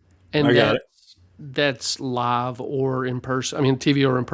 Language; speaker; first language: English; native; English